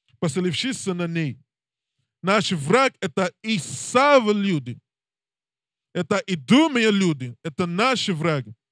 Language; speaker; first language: Russian; non-native, learner; English